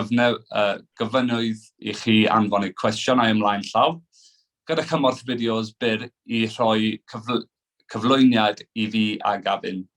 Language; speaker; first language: Welsh; non-native, local second language; English